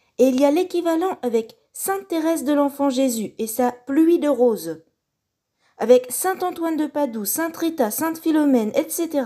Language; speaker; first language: French; native; French